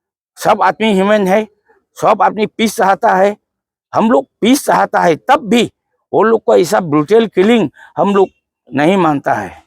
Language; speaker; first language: Hindi; non-native, local second language; Manipuri